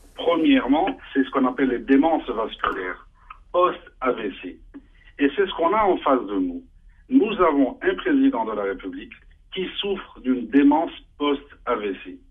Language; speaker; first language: French; non-native, local second language; Arabic